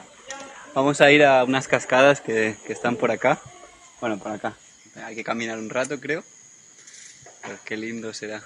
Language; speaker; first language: Spanish; native; Spanish